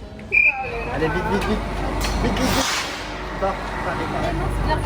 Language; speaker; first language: French; native; French